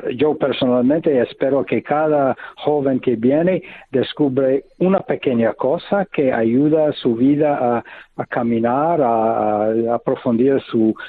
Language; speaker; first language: Spanish; non-native, fluent; English